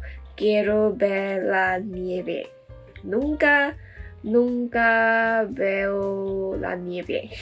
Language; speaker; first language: Spanish; non-native, learner; Malay